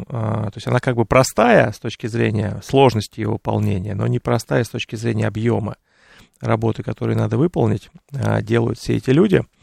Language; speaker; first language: Russian; native; Russian